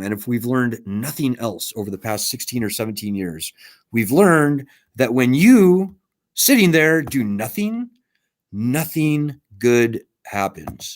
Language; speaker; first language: English; native; English